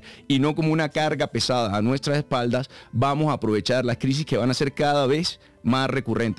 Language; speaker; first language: Spanish; native; Spanish